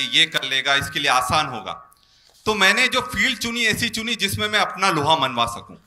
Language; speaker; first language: Hindi; native; Hindi